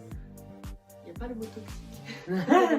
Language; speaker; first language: French; native; French